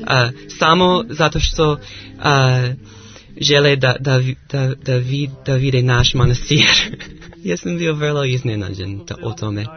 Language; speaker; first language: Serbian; non-native, learner; English